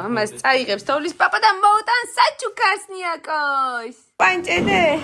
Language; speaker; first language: Georgian; native; Georgian